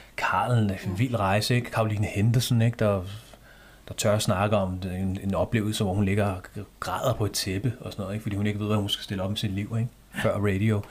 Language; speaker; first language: Danish; early bilingual, other home language; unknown